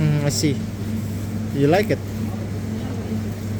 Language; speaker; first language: English; non-native, learner; Filipino